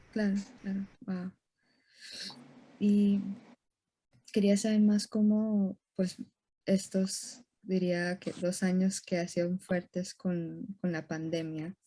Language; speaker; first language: Spanish; early bilingual, heritage; Spanish